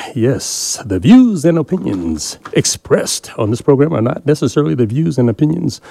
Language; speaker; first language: English; native; English